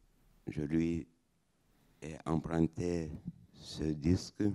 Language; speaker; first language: French; non-native, fluent; Lithuanian